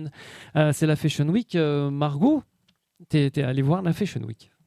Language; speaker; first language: French; native; French